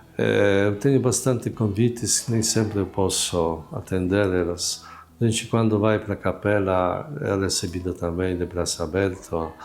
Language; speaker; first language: Portuguese; non-native, fluent; Polish